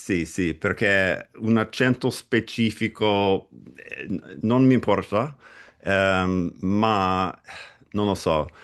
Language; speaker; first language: Italian; non-native, fluent; English